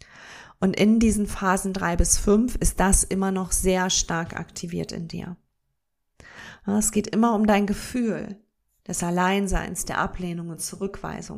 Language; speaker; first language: German; native; German